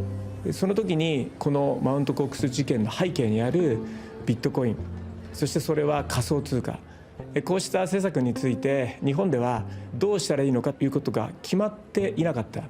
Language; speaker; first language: Japanese; native; Japanese